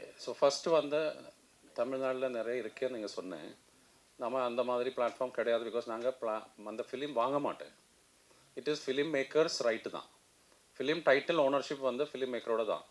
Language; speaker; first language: Tamil; non-native, fluent; Malayalam